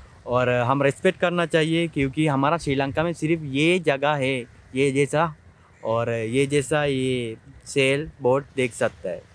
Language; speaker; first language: Hindi; non-native, fluent; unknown